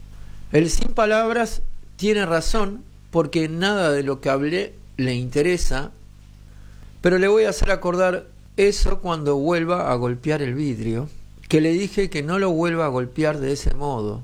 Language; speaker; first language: Spanish; native; Spanish